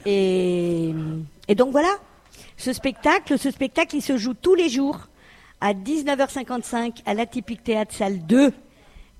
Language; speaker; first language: French; native; French